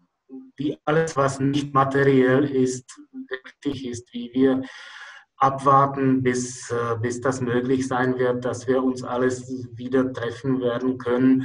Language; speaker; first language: German; non-native, fluent; Czech